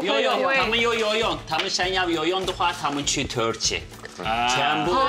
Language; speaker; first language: Chinese; non-native, fluent; Turkish